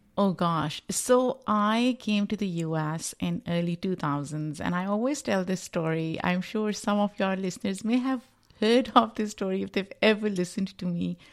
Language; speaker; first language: English; non-native, local second language; Urdu